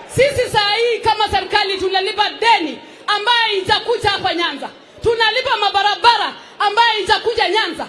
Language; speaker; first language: Swahili; non-native, local second language; Luo (Kenya and Tanzania)